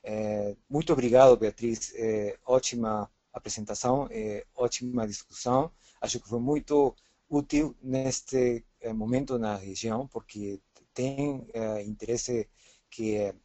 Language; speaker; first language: Portuguese; non-native, fluent; Spanish